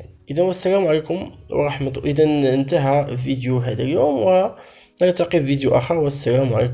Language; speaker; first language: Arabic; native; Arabic